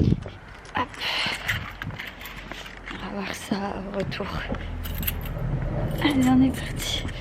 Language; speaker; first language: French; native; French